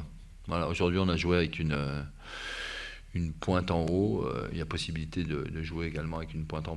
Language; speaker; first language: French; native; French